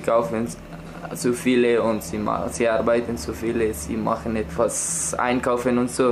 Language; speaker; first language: German; non-native, learner; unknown